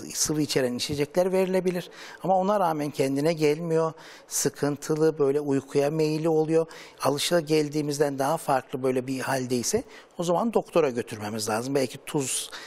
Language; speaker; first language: Turkish; native; Turkish